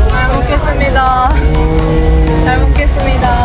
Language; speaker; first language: Korean; non-native, fluent; Japanese